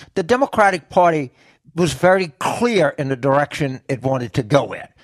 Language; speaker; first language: English; native; English